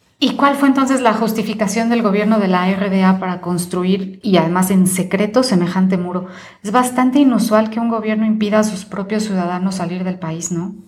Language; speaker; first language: Spanish; native; Spanish